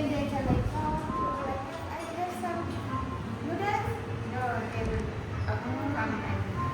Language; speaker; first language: English; non-native, learner; Thai